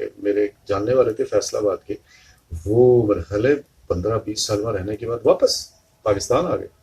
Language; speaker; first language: Urdu; native; Urdu